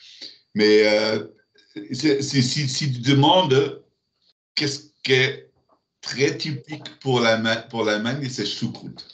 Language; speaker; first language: French; non-native, learner; German